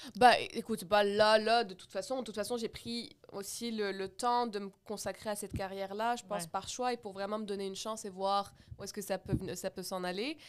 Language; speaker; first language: French; non-native, local second language; Arabic